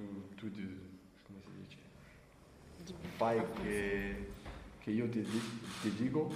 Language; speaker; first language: Italian; non-native, learner; French